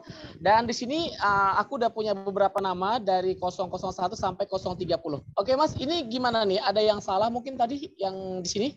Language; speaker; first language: Indonesian; native; Indonesian